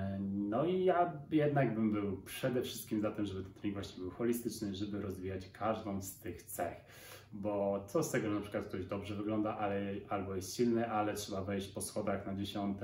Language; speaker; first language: Polish; native; Polish